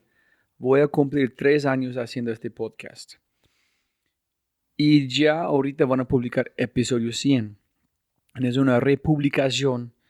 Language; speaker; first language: Spanish; non-native, fluent; English